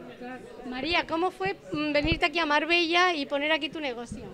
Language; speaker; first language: Spanish; native; Spanish